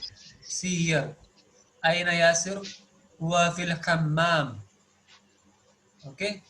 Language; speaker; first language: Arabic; non-native, fluent; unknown